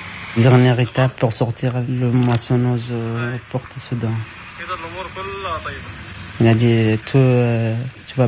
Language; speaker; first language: French; non-native, learner; Arabic